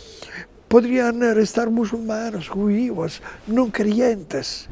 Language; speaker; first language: Spanish; non-native, fluent; Italian